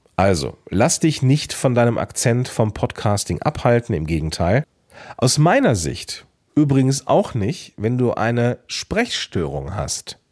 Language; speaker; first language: German; native; German